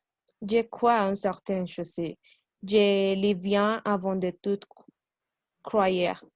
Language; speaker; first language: French; non-native, learner; Spanish